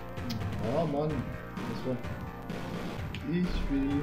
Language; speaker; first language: German; native; German